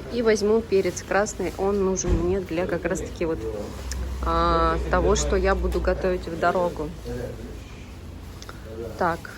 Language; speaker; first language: Russian; native; Russian